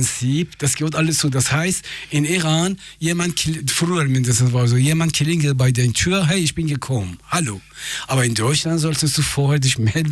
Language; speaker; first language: German; non-native, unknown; Persian